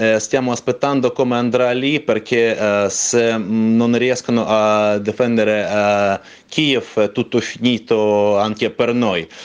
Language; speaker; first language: Italian; non-native, fluent; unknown